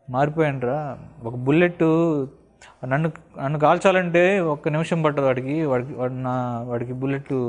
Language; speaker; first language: Telugu; native; Telugu